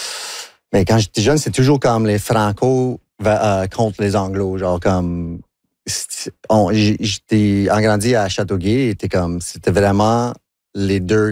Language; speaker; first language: French; non-native, local second language; English